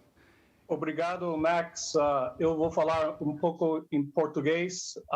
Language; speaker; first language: Portuguese; non-native, fluent; English